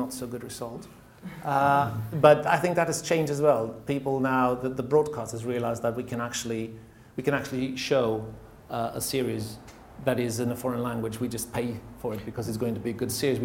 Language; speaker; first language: English; non-native, fluent; Danish